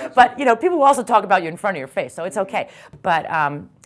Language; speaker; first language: English; native; English